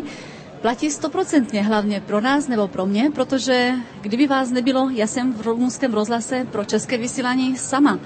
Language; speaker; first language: Czech; early bilingual, heritage; Czech